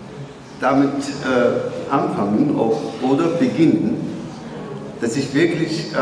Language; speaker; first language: German; non-native, learner; Somali